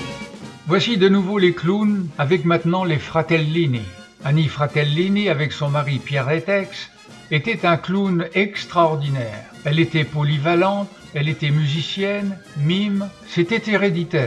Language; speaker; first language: French; native; French